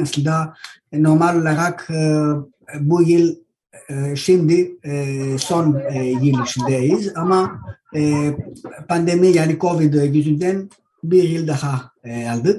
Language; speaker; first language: Turkish; non-native, learner; Greek